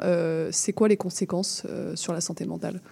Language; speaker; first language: French; native; French